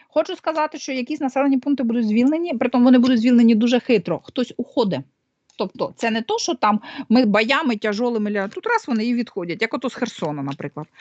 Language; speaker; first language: Ukrainian; non-native, local second language; Russian